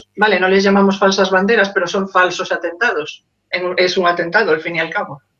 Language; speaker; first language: Spanish; native; Spanish